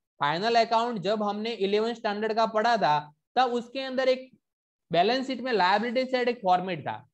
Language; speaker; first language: Hindi; non-native, local second language; Gujarati